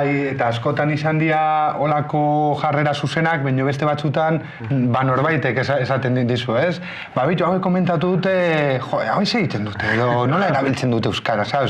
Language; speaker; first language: Basque; non-native, local second language; Spanish